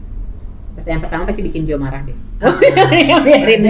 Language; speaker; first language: Indonesian; native; Indonesian